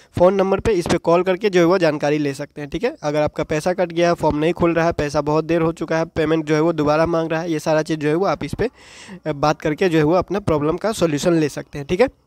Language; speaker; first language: Hindi; native; Hindi